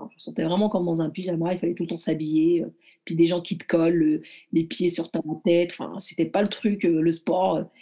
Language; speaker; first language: French; early bilingual, other home language; Arabic